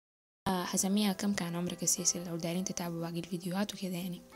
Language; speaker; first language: Arabic; native; Arabic